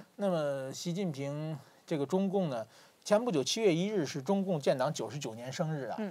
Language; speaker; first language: Chinese; native; Chinese